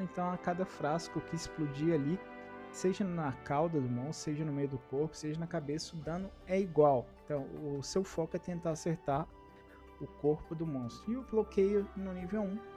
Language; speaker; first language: Portuguese; native; Portuguese